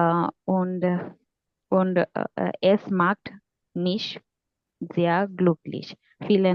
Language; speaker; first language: German; non-native, learner; Bangla